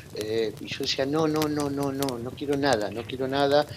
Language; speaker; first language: Spanish; native; Spanish